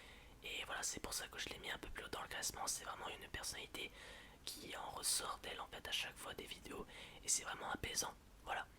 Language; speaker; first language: French; native; French